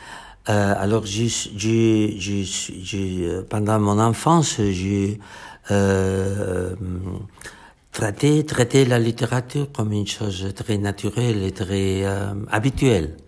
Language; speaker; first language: French; non-native, fluent; Catalan